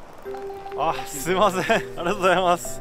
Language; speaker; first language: Japanese; native; Japanese